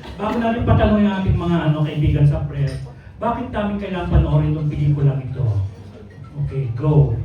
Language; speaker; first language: Filipino; native; Filipino